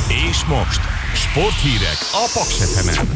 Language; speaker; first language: Hungarian; native; Hungarian